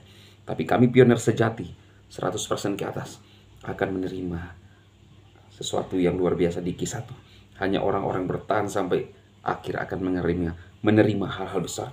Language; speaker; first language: Indonesian; native; Indonesian